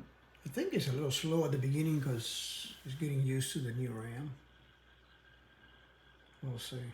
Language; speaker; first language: English; native; English